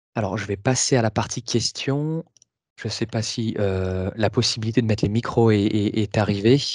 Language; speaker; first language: French; native; French